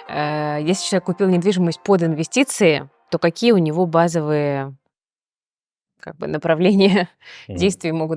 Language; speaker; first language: Russian; native; Russian